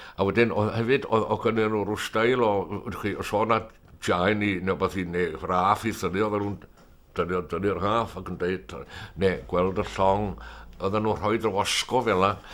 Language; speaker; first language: Welsh; native; Welsh